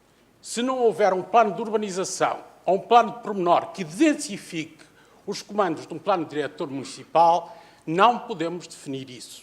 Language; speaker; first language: Portuguese; native; Portuguese